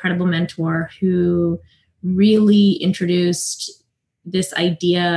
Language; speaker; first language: English; native; English